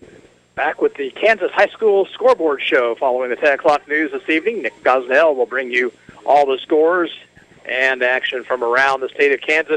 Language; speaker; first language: English; native; English